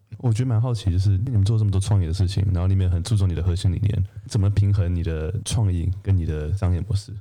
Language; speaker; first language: Chinese; native; Chinese